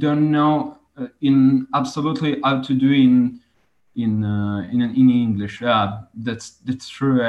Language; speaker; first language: English; non-native, fluent; Italian